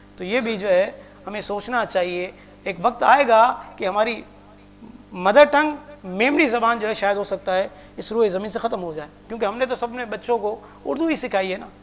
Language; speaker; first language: Urdu; non-native, local second language; Punjabi